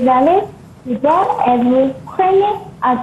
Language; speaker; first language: French; non-native, learner; Malay